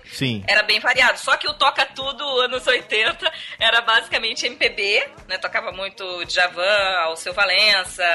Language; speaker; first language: Portuguese; native; Portuguese